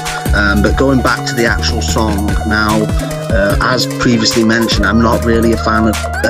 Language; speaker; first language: English; native; English